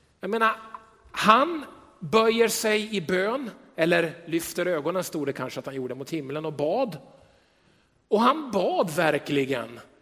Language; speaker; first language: Swedish; native; Swedish